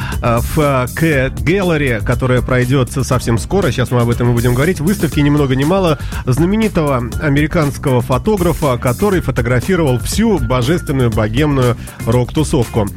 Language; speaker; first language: Russian; native; Russian